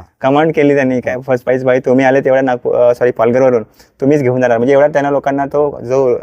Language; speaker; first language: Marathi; native; Marathi